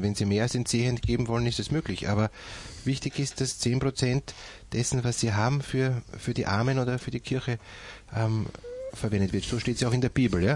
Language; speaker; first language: German; native; German